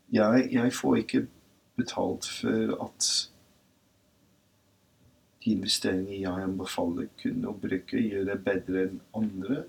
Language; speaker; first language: Norwegian; non-native, fluent; English